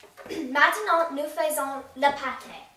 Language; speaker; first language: French; non-native, learner; English